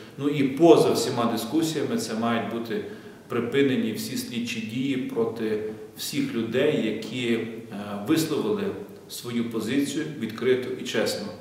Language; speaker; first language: Ukrainian; native; Ukrainian